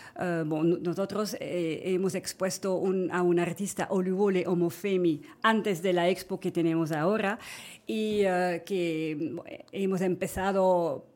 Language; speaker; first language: Spanish; non-native, fluent; French